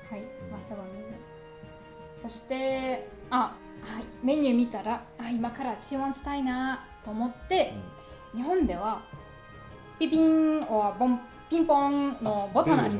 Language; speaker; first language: Japanese; non-native, learner; German